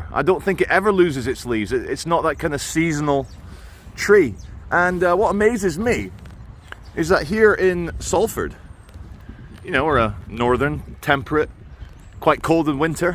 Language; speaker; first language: English; native; English